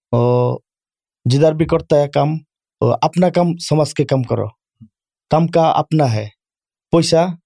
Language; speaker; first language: Urdu; non-native, learner; Bangla